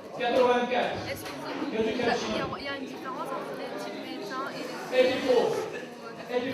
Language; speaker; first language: French; non-native, learner; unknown